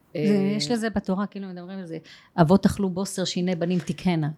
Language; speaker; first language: Hebrew; native; Hebrew